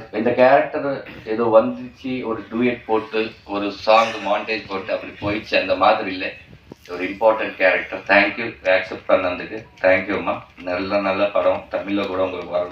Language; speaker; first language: Tamil; non-native, learner; Telugu